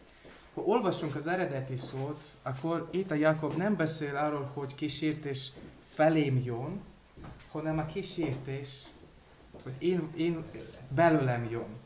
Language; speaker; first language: Hungarian; non-native, learner; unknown